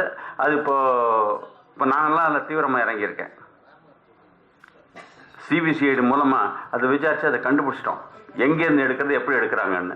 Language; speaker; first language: Tamil; native; Tamil